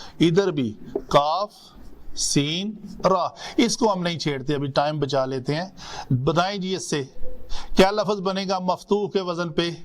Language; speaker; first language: Urdu; non-native, local second language; Punjabi